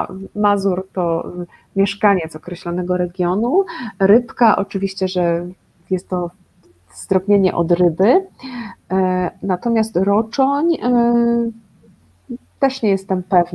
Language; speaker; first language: Polish; native; Polish